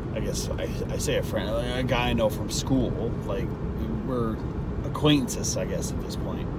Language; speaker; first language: English; native; English